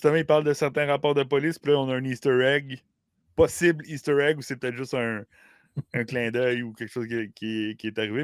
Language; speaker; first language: French; native; French